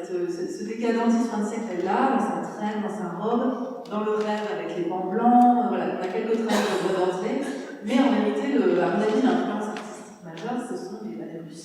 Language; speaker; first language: French; native; French